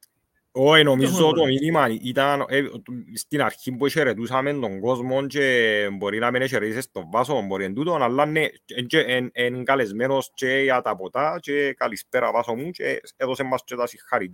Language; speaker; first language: Greek; native; Greek